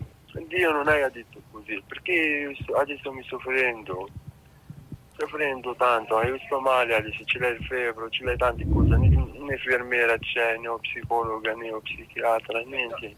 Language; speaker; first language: Italian; non-native, learner; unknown